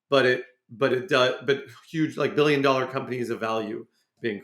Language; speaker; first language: English; native; English